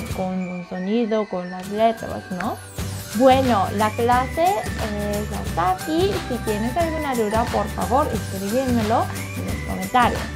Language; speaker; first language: Spanish; non-native, learner; Korean